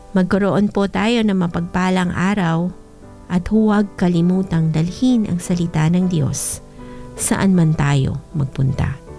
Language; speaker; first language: Filipino; non-native, local second language; Bikol